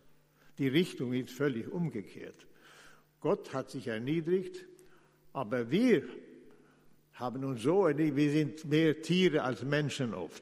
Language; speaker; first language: German; non-native, fluent; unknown